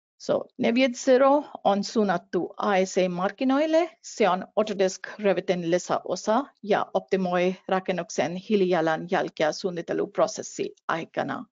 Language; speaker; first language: Finnish; non-native, fluent; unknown